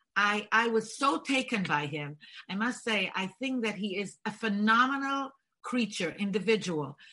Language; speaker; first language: English; non-native, fluent; Bulgarian